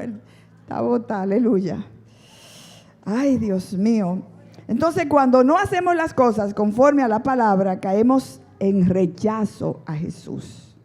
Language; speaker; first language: Spanish; native; Spanish